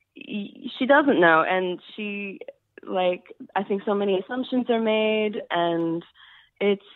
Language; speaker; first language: English; native; English